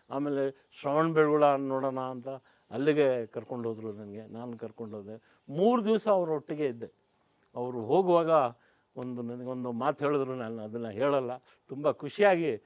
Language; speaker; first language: Kannada; non-native, local second language; Urdu